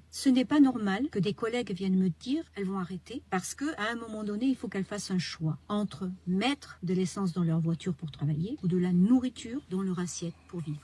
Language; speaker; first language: French; native; French